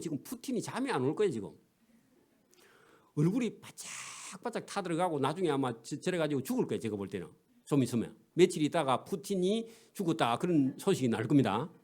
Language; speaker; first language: Korean; native; Korean